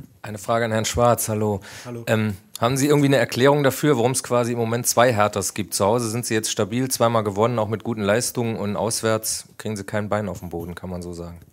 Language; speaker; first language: German; native; German